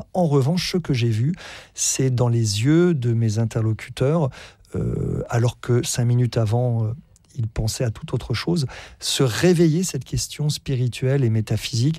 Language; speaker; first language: French; native; French